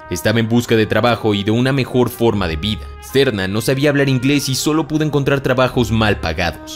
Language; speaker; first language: Spanish; native; Spanish